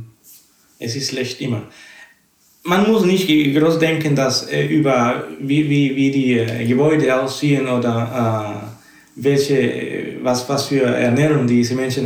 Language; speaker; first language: German; non-native, fluent; Spanish